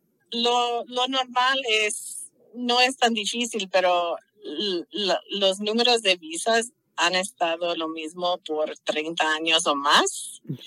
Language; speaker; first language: Spanish; non-native, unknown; English